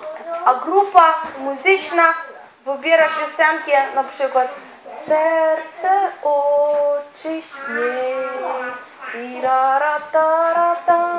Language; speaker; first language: Polish; non-native, fluent; Ukrainian